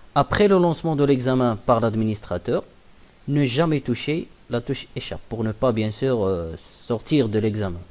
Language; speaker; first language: French; non-native, local second language; Arabic